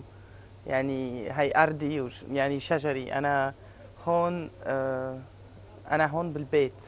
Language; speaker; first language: Arabic; early bilingual, heritage; Arabic